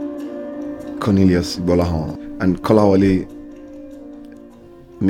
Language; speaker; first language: English; non-native, local second language; Yoruba